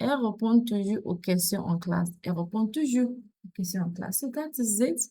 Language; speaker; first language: French; non-native, fluent; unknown